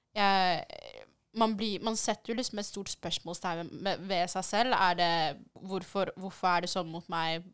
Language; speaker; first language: Norwegian; early bilingual, other home language; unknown